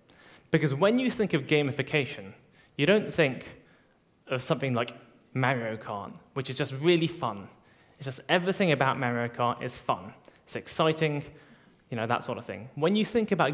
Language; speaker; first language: English; native; English